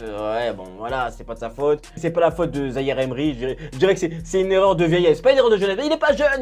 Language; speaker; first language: French; native; French